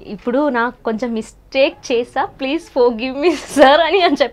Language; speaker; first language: Telugu; non-native, learner; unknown